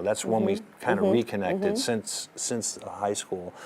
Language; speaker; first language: English; early bilingual, other home language; German